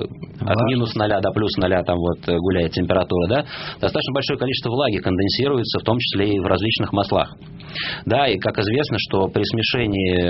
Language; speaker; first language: Russian; native; Russian